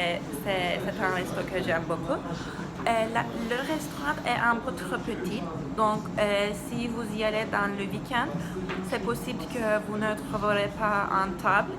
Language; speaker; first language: French; non-native, learner; Turkish